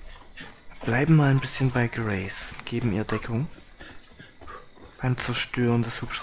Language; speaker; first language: German; native; German